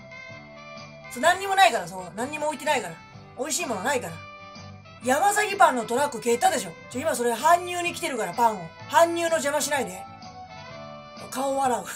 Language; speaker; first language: Japanese; native; Japanese